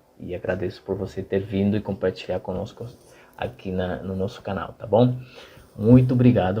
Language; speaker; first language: Portuguese; non-native, fluent; Spanish